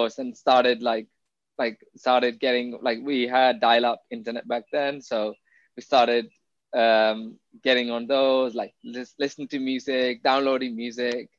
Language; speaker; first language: English; non-native, local second language; Tamil